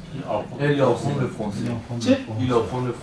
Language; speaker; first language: French; non-native, learner; Kurdish